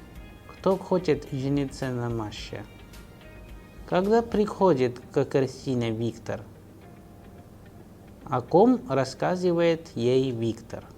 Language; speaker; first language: Russian; non-native, fluent; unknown